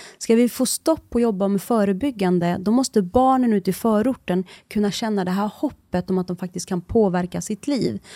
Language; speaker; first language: Swedish; early bilingual, other home language; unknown